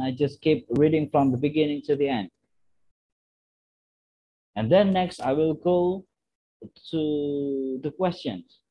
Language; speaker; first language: English; non-native, fluent; Indonesian